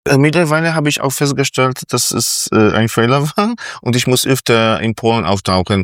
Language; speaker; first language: German; non-native, fluent; Polish